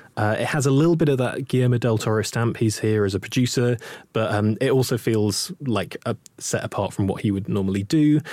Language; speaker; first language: English; native; English